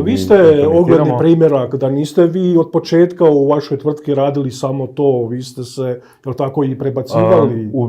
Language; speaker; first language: Bosnian; native; Bosnian